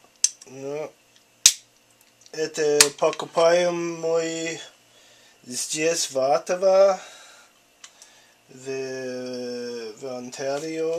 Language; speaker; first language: Russian; non-native, learner; English